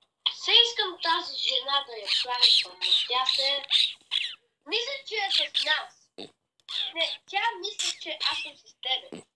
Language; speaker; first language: Bulgarian; early bilingual, heritage; English